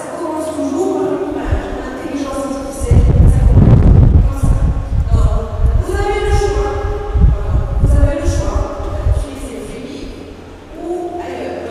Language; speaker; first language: French; non-native, local second language; Arabic